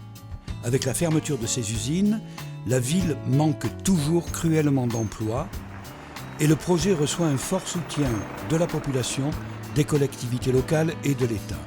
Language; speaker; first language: French; native; French